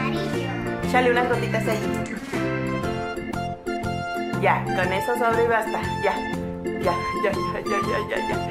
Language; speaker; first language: Spanish; native; Spanish